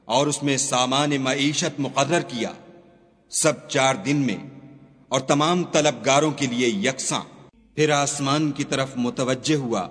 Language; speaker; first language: Urdu; native; Urdu